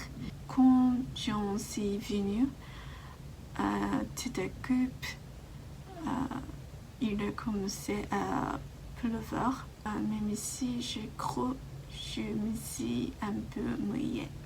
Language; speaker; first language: French; non-native, learner; Japanese